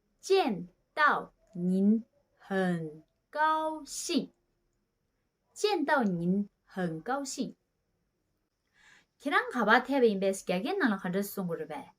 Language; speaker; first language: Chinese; non-native, fluent; Tibetan